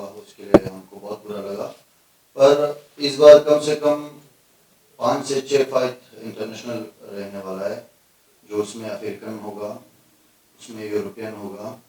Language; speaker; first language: Hindi; non-native, fluent; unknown